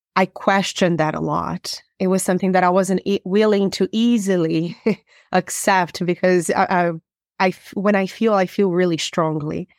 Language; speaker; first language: English; non-native, fluent; Portuguese